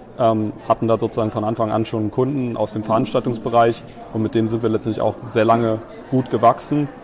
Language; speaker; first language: German; native; German